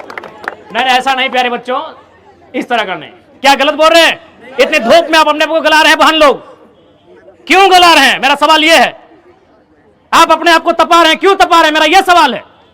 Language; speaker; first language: Hindi; non-native, local second language; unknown